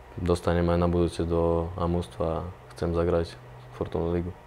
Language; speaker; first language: Slovak; non-native, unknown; Ukrainian